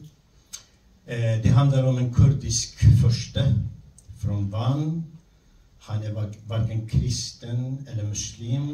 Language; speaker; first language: Swedish; non-native, fluent; Kurdish